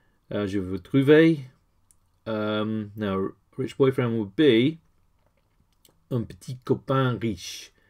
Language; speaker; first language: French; non-native, learner; English